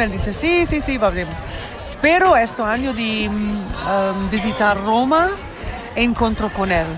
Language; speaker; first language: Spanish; non-native, learner; English